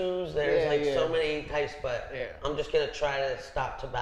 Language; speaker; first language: English; native; English